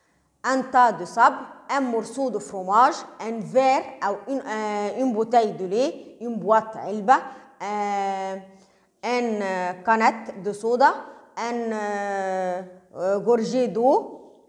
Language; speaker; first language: French; non-native, local second language; Arabic